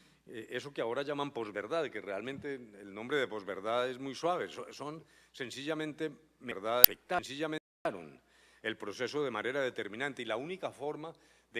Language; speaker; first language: Spanish; native; Spanish